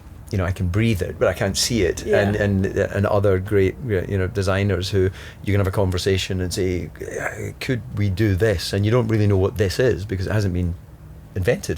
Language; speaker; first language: English; native; English